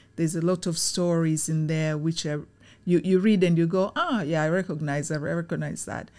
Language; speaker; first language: English; non-native, local second language; Swahili